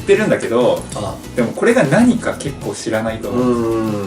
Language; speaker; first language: Japanese; native; Japanese